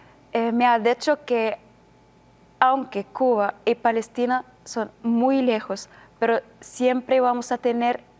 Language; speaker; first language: Spanish; non-native, learner; Arabic